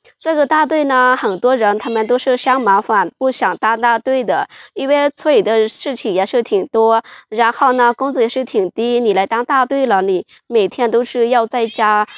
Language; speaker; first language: Chinese; non-native, fluent; Lao